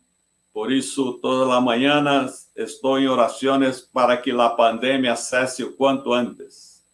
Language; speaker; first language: Spanish; non-native, fluent; Portuguese